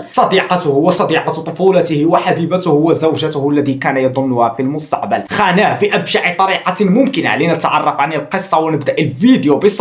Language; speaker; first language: Arabic; native; Arabic